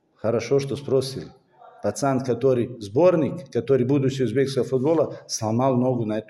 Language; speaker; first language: Russian; non-native, fluent; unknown